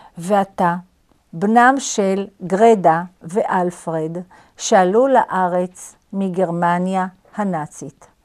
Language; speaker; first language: Hebrew; native; Hebrew